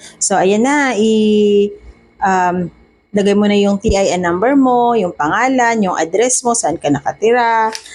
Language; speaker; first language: Filipino; native; Filipino